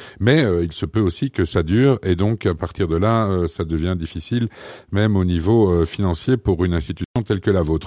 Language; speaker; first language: French; native; French